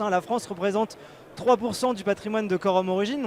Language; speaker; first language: French; native; French